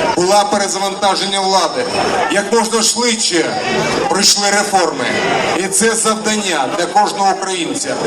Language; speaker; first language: Ukrainian; non-native, local second language; Russian